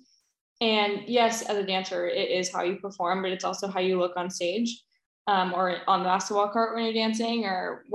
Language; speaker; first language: English; native; English